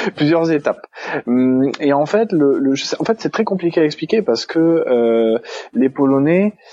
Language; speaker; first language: French; native; French